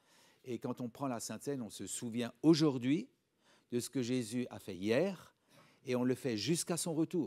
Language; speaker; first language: French; native; French